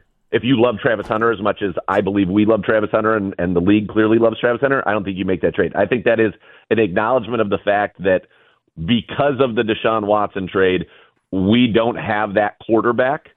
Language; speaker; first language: English; native; English